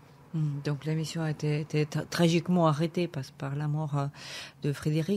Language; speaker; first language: French; non-native, fluent; Ukrainian